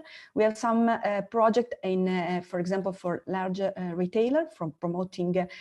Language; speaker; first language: English; non-native, learner; Italian